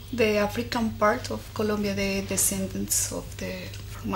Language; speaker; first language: English; non-native, fluent; Spanish